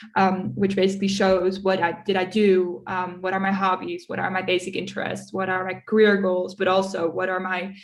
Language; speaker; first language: English; early bilingual, other home language; Dutch